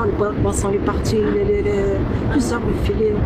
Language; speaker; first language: French; non-native, local second language; Arabic